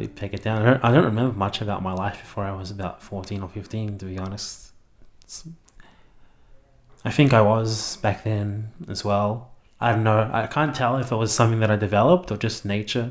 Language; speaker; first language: English; native; English